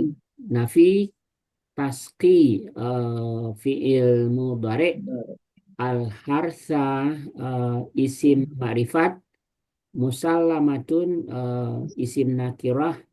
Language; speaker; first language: Arabic; non-native, learner; Indonesian